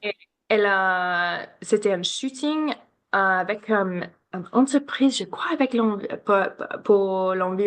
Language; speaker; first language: French; non-native, learner; English